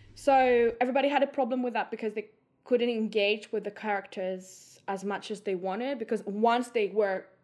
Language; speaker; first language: English; non-native, fluent; Greek